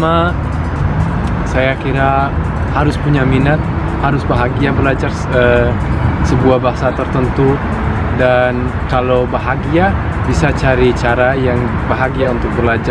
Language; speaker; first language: Indonesian; non-native, fluent; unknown